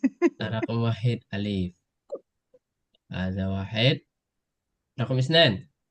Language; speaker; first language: Arabic; non-native, fluent; Indonesian